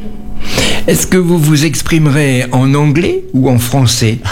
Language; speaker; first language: French; native; French